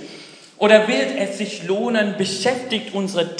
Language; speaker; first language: German; non-native, fluent; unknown